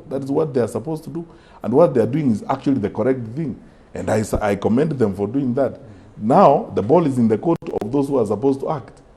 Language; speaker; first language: English; non-native, local second language; Gusii